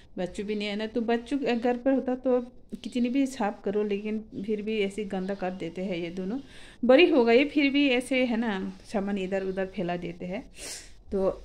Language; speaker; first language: Hindi; non-native, local second language; Kok Borok